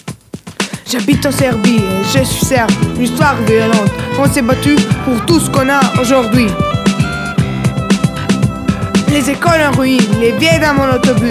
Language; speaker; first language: French; non-native, learner; Serbian